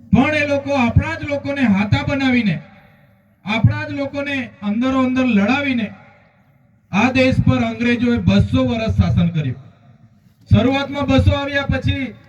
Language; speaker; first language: Gujarati; non-native, local second language; Vasavi